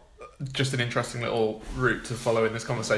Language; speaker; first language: English; native; English